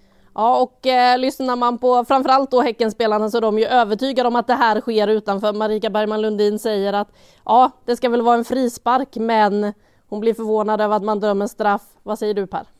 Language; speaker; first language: Swedish; native; Swedish